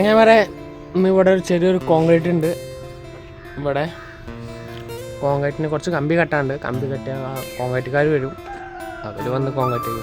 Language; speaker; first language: Malayalam; non-native, local second language; Assamese